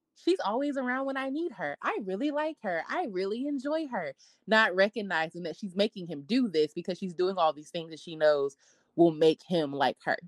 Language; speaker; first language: English; native; English